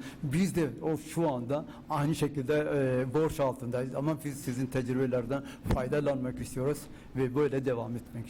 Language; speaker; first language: Turkish; non-native, fluent; Urdu